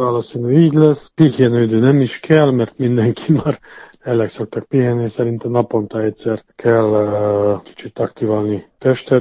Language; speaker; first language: Hungarian; non-native, fluent; Serbian